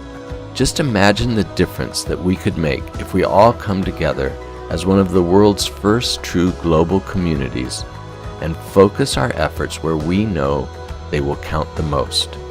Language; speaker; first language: English; native; English